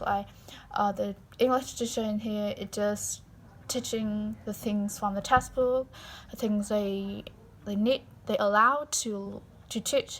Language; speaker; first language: English; non-native, learner; Vietnamese